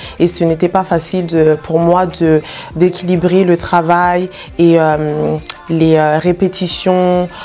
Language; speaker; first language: French; native; French